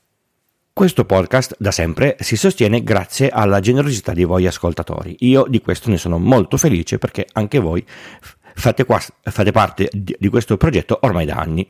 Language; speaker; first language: Italian; native; Italian